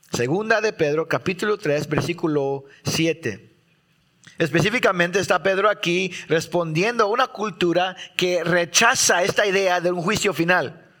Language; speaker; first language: Spanish; early bilingual, heritage; Spanish